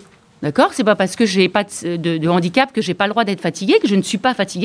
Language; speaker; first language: French; native; French